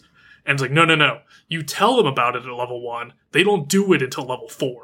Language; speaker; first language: English; native; English